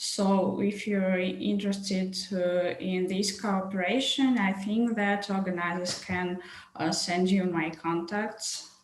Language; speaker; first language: English; non-native, fluent; Russian